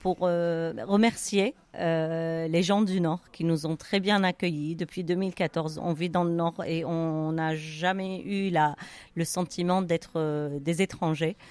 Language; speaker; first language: French; non-native, fluent; Arabic